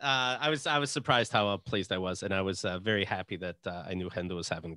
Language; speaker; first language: English; native; English